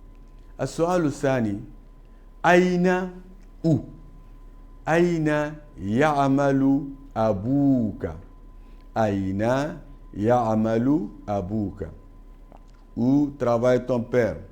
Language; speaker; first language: Arabic; non-native, fluent; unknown